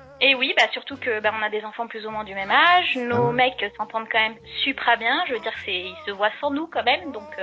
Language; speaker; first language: French; native; French